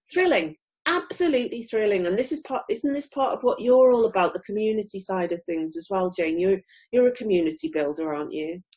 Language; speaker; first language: English; native; English